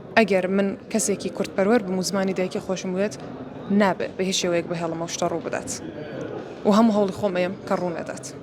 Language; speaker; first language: Central Kurdish; native; Central Kurdish